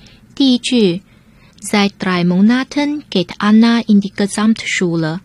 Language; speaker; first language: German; non-native, fluent; Chinese